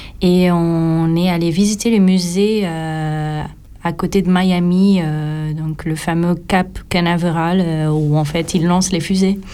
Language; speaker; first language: French; non-native, fluent; Portuguese